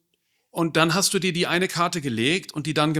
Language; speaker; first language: German; native; German